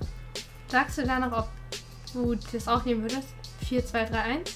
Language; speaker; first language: German; early bilingual, other home language; Turkish